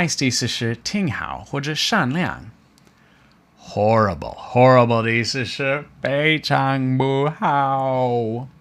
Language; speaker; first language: Chinese; non-native, fluent; English